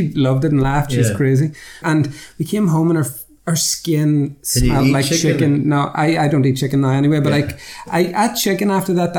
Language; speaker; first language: English; native; English